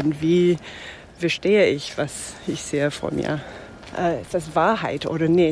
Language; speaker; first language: German; non-native, fluent; English